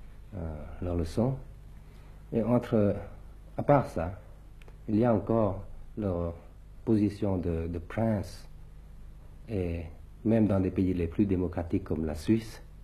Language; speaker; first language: French; early bilingual, other home language; Thai